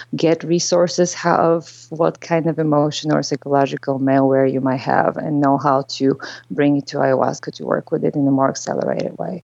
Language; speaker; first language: English; non-native, fluent; Bulgarian